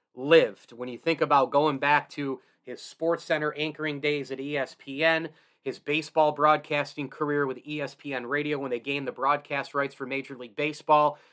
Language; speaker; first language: English; native; English